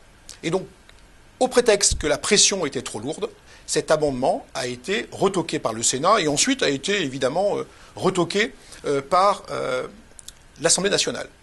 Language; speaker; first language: French; native; French